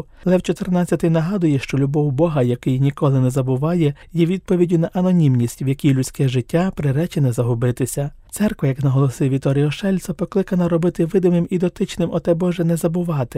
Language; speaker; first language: Ukrainian; native; Ukrainian